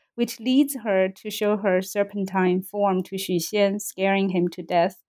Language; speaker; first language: English; non-native, fluent; Chinese